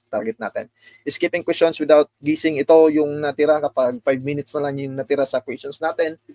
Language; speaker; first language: Filipino; non-native, local second language; Cebuano